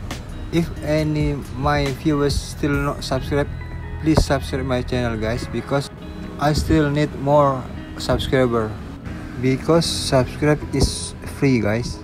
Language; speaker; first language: English; non-native, learner; Indonesian